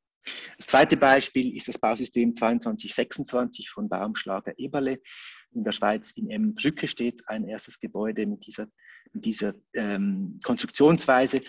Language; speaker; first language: German; native; German